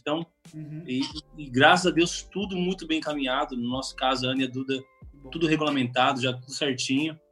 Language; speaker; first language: Portuguese; native; Portuguese